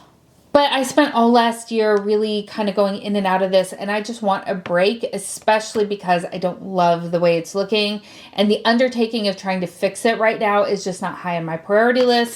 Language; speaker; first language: English; native; English